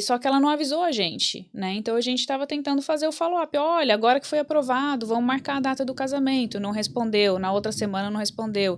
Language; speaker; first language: Portuguese; native; Portuguese